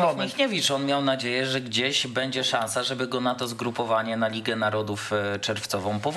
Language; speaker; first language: Polish; native; Polish